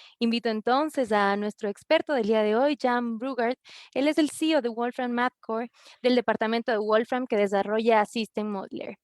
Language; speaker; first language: Spanish; native; Spanish